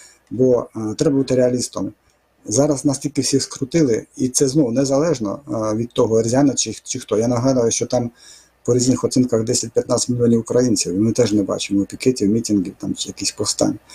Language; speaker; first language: Ukrainian; non-native, fluent; Russian